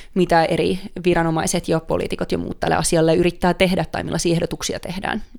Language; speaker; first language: Finnish; native; Finnish